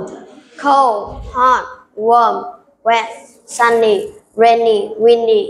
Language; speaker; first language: English; non-native, learner; Vietnamese